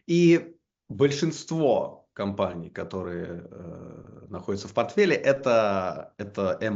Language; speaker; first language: Russian; native; Russian